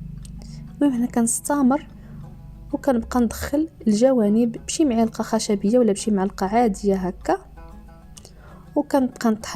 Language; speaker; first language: Arabic; native; Arabic